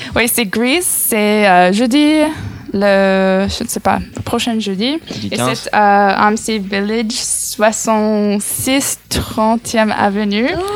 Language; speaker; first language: French; non-native, fluent; English